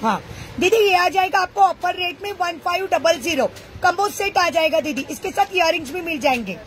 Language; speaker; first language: Hindi; non-native, local second language; Marathi